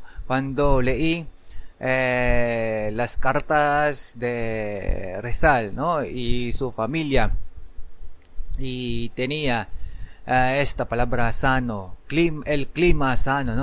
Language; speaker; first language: Spanish; non-native, learner; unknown